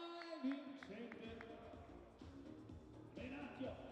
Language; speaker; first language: Italian; native; Italian